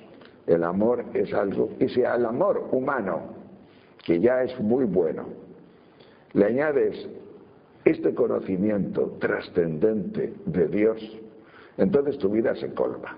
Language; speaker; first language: Spanish; native; Spanish